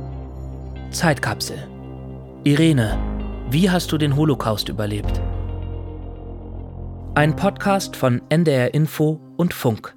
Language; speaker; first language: German; native; German